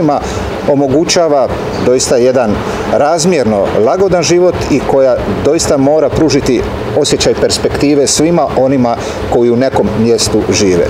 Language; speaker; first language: Serbian; native; Serbian